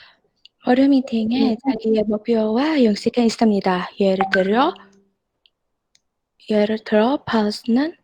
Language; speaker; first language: Korean; non-native, fluent; Indonesian